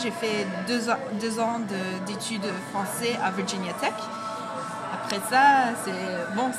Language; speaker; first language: French; non-native, fluent; English